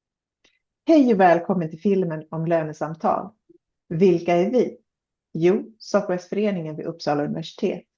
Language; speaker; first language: Swedish; native; Swedish